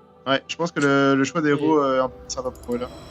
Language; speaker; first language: French; native; French